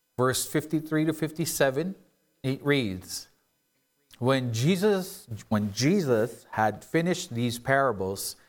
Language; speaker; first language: English; non-native, local second language; Filipino